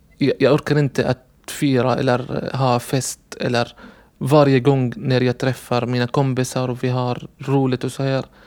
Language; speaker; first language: Swedish; non-native, learner; Arabic